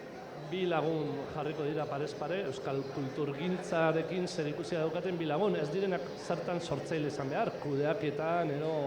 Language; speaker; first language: Basque; native; Basque